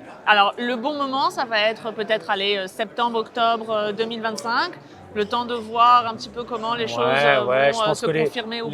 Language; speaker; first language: French; native; French